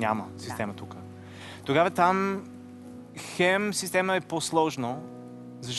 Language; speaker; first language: Bulgarian; non-native, learner; English